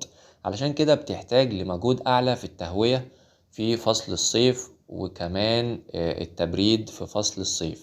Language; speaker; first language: Arabic; native; Arabic